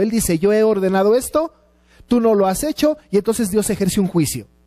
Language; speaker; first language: Spanish; native; Spanish